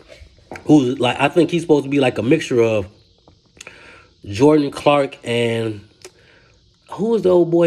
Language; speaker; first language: English; native; English